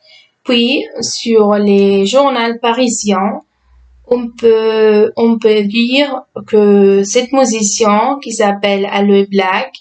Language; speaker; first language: French; non-native, fluent; Spanish